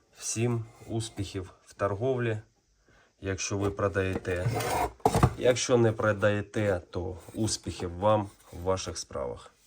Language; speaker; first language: Ukrainian; non-native, local second language; Russian